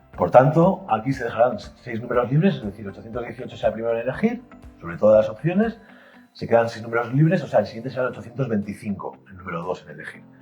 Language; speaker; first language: Spanish; native; Spanish